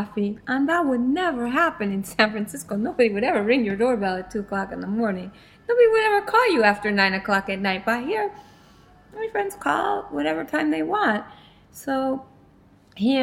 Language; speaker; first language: English; native; English